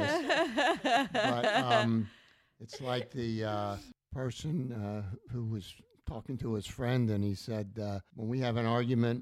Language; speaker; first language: English; native; English